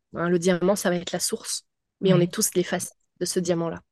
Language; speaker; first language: French; native; French